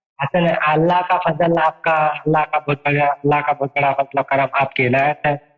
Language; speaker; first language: Urdu; non-native, local second language; Tamil